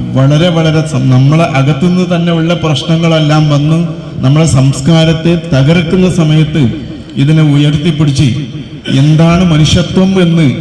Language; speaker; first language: Malayalam; non-native, local second language; Kannada